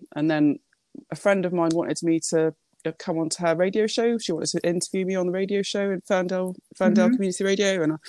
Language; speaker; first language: English; early bilingual, other home language; Japanese